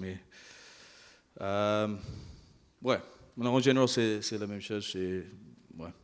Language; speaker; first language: French; non-native, learner; English